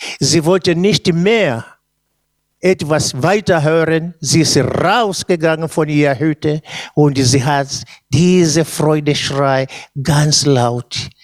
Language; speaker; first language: German; non-native, fluent; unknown